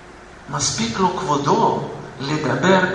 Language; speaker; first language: Hebrew; non-native, fluent; Russian